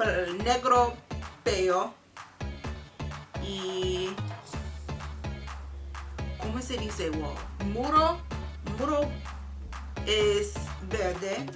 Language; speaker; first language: Spanish; non-native, learner; English